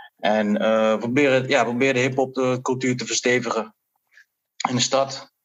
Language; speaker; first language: Dutch; native; Dutch